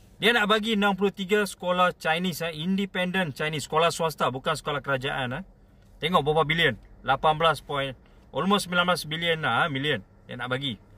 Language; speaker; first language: Malay; non-native, local second language; Tamil